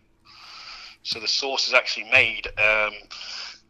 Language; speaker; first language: English; native; English